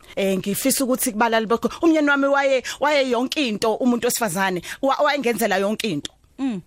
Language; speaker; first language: Zulu; native; Zulu